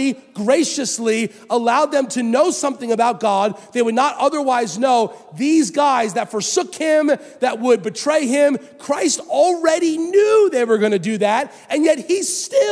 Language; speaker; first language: English; native; English